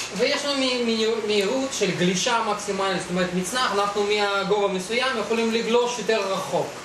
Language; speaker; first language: Hebrew; non-native, fluent; Russian